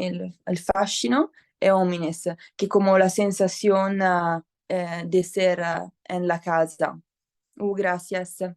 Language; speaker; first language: Spanish; non-native, learner; Italian